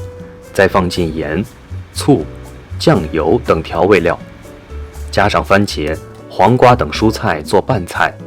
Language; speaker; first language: Chinese; native; Chinese